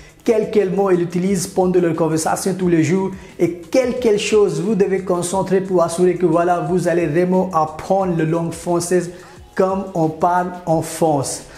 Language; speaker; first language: French; non-native, fluent; Hindi